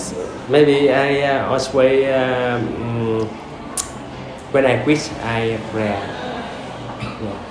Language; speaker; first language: English; non-native, learner; Vietnamese